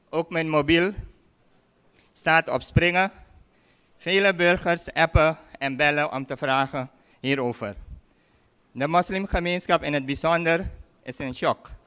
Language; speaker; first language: Dutch; native; Dutch